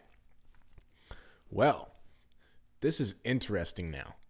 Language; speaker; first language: English; native; English